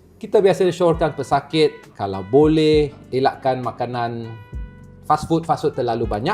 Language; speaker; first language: Malay; non-native, local second language; Chinese